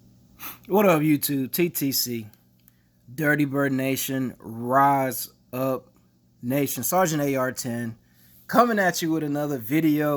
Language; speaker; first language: English; native; English